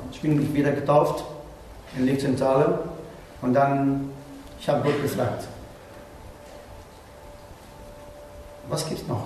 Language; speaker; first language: German; non-native, learner; Arabic